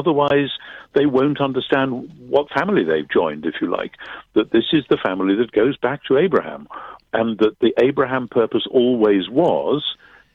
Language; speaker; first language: English; native; English